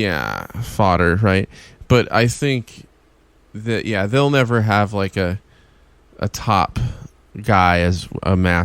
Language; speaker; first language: English; native; English